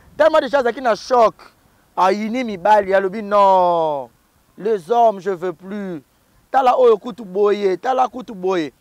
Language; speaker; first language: Lingala; native; Lingala